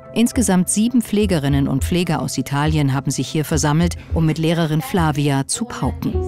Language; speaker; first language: German; native; German